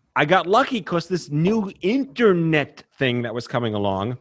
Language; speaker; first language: English; native; English